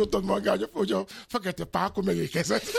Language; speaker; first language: Hungarian; non-native, learner; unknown